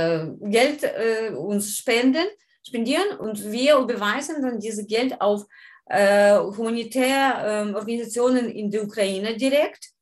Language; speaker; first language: German; non-native, learner; Ukrainian